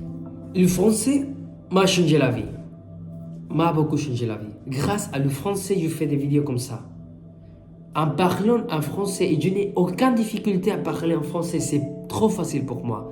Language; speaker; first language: French; non-native, fluent; Spanish